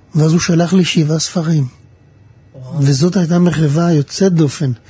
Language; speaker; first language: Hebrew; native; Hebrew